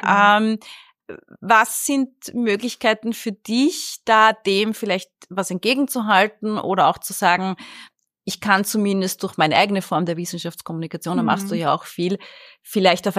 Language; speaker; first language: German; native; German